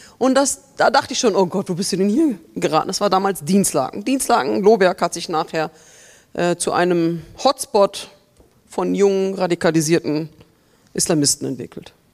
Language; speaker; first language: German; native; German